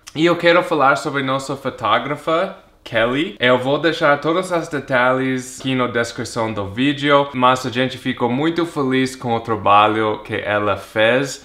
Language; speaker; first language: Portuguese; non-native, fluent; English